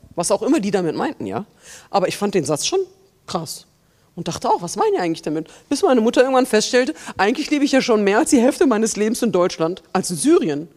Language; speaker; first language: German; native; German